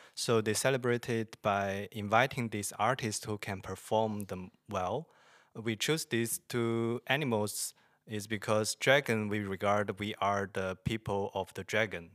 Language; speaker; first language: English; non-native, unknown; Chinese